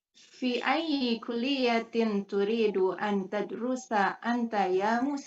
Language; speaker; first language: Arabic; non-native, learner; Indonesian